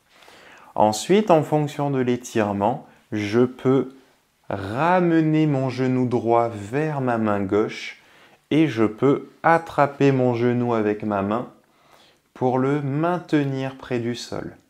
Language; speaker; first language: French; native; French